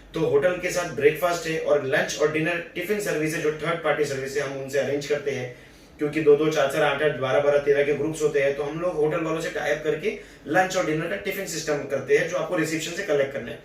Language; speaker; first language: Hindi; native; Hindi